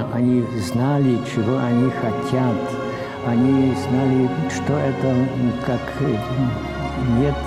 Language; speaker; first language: Russian; non-native, fluent; Polish